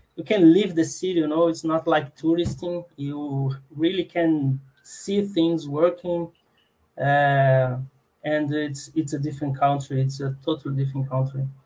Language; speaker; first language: English; non-native, learner; Portuguese